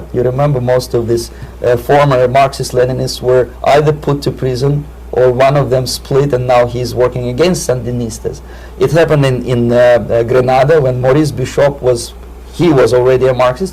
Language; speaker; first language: English; non-native, fluent; Russian